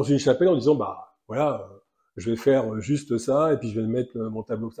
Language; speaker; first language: French; native; French